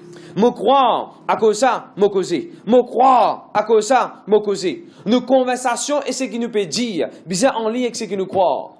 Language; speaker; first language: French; non-native, local second language; Morisyen